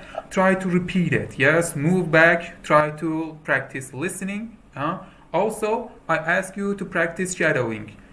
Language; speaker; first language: English; non-native, fluent; Persian